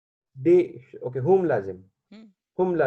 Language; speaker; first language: English; non-native, learner; Hindi